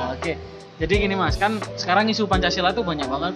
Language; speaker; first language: Indonesian; native; Indonesian